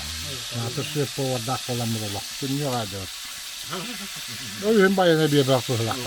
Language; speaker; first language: Russian; non-native, local second language; Yakut